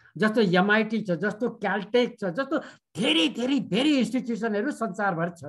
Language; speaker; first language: Nepali; native; Nepali